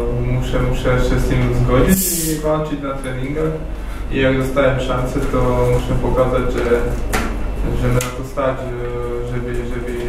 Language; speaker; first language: Polish; non-native, fluent; Slovak